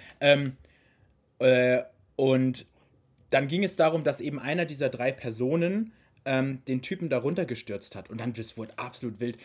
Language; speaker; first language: German; native; German